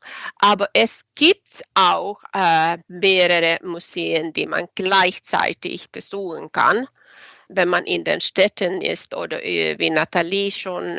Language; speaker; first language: German; non-native, fluent; Swedish